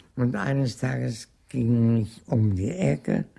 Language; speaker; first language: German; native; German